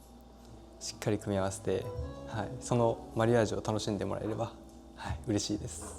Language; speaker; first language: Japanese; native; Japanese